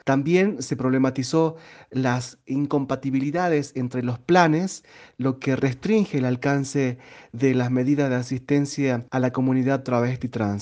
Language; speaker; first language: Spanish; native; Spanish